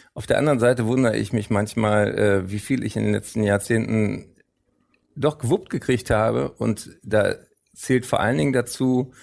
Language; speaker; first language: German; native; German